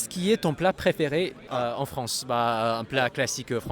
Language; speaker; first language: French; non-native, fluent; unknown